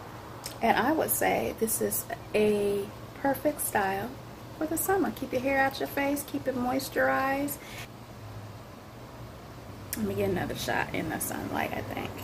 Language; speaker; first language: English; native; English